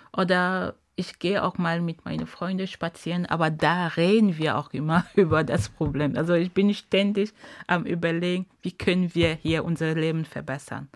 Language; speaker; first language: German; non-native, fluent; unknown